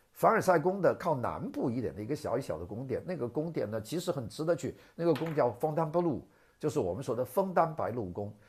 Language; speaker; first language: Chinese; non-native, local second language; Cantonese